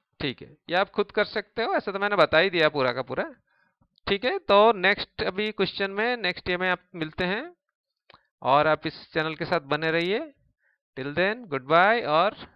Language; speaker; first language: Hindi; native; Hindi